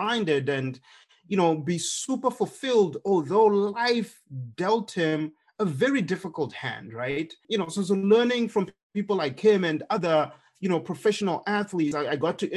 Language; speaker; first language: English; non-native, local second language; Shona